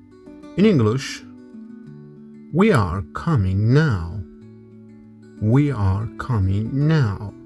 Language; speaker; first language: English; non-native, fluent; Kurdish